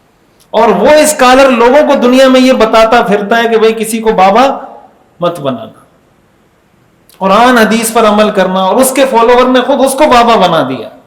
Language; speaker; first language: Urdu; native; Urdu